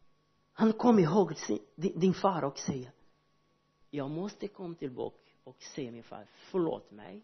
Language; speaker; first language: Swedish; non-native, learner; Portuguese